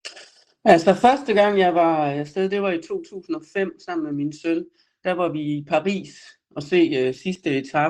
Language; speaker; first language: Danish; native; Danish